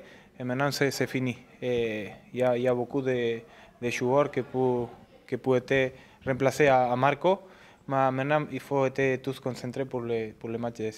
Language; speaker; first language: French; non-native, learner; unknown